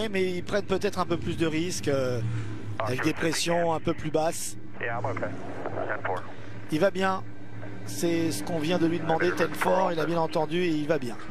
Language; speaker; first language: French; native; French